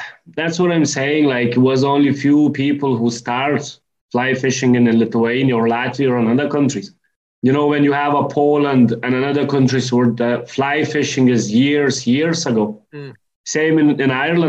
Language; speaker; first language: English; non-native, fluent; Lithuanian